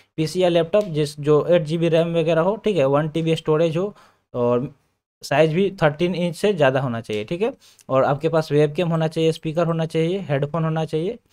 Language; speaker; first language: Hindi; native; Hindi